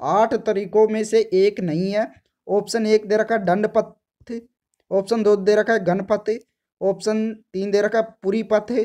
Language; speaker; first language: Hindi; native; Hindi